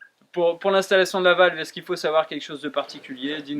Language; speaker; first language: French; native; French